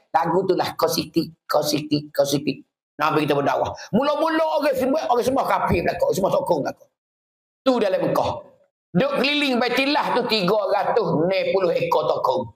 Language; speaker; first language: Malay; native; Malay